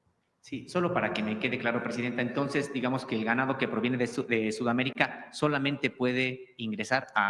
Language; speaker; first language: Spanish; native; Spanish